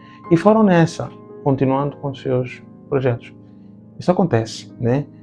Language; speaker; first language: Portuguese; native; Portuguese